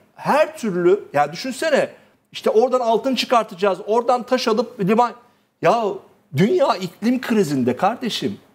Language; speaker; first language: Turkish; native; Turkish